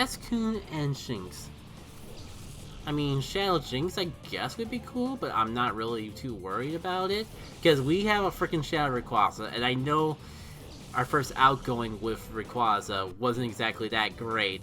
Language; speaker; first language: English; native; English